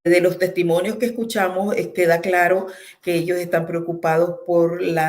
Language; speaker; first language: Spanish; native; Spanish